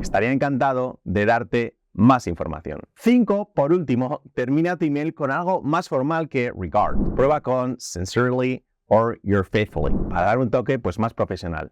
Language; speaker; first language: Spanish; native; Spanish